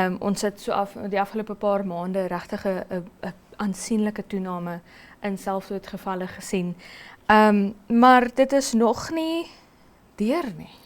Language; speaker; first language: Afrikaans; native; Afrikaans